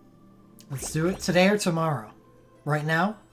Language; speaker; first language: English; native; English